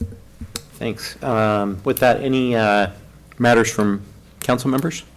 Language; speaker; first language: English; native; English